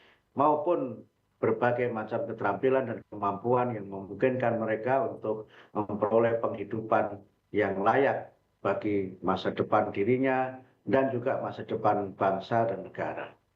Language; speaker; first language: Indonesian; native; Indonesian